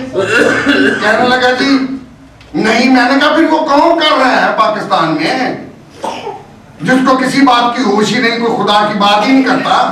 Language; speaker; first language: Urdu; non-native, local second language; Punjabi